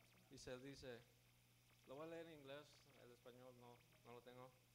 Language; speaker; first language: Spanish; early bilingual, heritage; Spanish